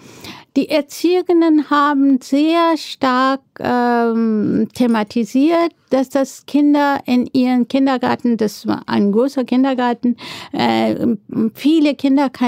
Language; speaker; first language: German; non-native, fluent; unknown